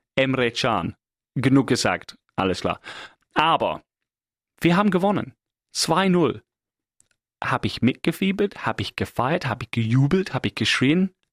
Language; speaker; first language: German; non-native, fluent; English